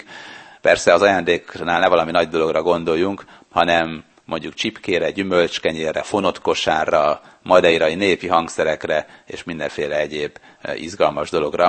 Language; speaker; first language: Hungarian; native; Hungarian